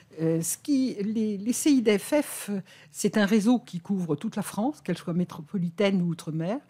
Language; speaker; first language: French; native; French